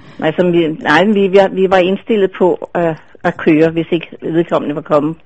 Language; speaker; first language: Danish; native; Danish